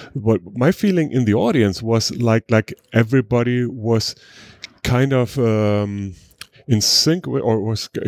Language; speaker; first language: English; non-native, fluent; German